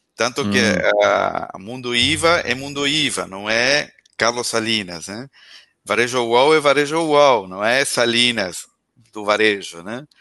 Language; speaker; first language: Portuguese; non-native, fluent; Spanish